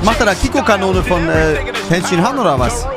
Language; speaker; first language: German; native; German